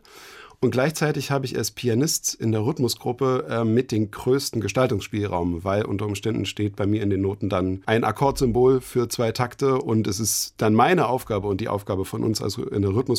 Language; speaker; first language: German; native; German